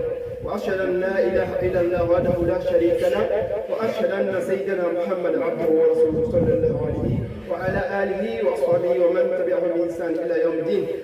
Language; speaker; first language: Arabic; non-native, learner; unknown